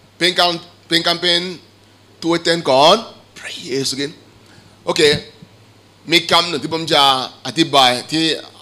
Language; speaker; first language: Thai; non-native, fluent; Igbo